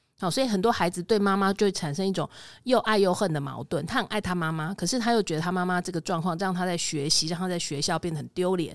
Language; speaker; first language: Chinese; native; Chinese